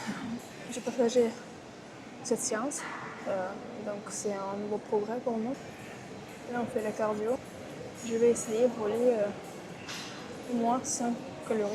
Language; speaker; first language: French; non-native, fluent; Russian